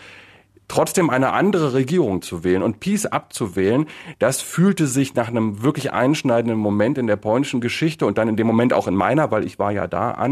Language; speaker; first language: German; native; German